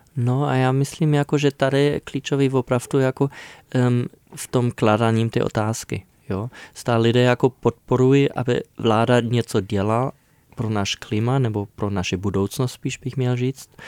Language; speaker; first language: Czech; non-native, fluent; German